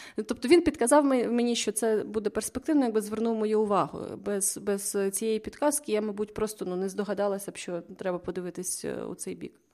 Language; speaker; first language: Ukrainian; native; Ukrainian